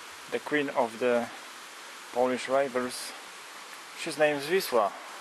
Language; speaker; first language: English; non-native, learner; Polish